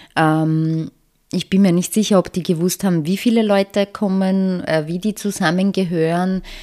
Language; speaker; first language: German; early bilingual, other home language; Bosnian